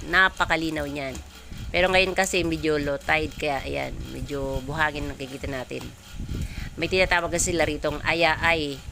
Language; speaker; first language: Filipino; non-native, local second language; Bikol